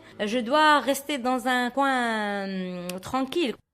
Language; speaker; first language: French; non-native, fluent; Arabic